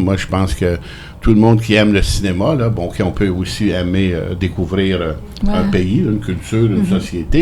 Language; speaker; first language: French; native; French